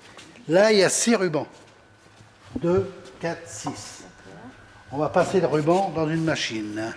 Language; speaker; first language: French; native; French